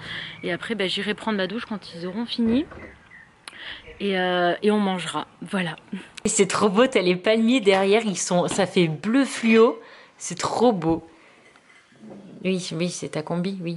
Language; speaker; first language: French; native; French